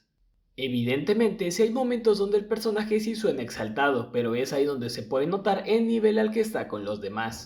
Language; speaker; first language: Spanish; native; Spanish